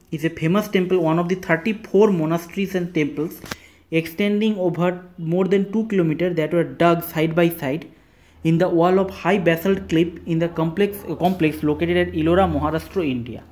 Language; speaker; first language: English; non-native, local second language; Bangla